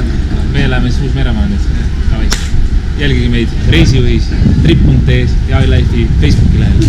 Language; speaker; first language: Estonian; native; Estonian